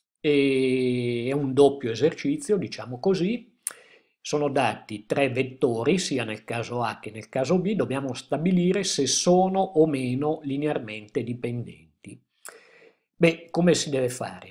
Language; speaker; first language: Italian; native; Italian